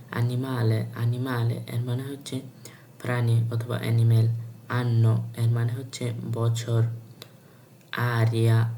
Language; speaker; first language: Bangla; native; Bangla